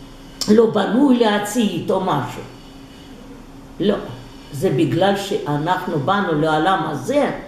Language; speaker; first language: Hebrew; non-native, fluent; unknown